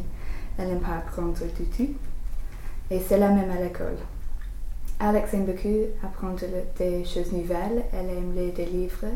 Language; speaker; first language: French; non-native, learner; English